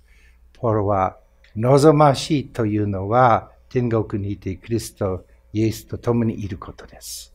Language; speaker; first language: Japanese; non-native, fluent; English